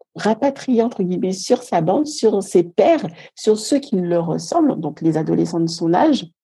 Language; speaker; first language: French; native; French